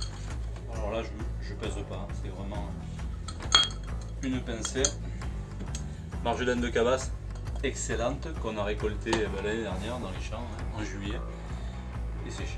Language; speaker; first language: French; native; French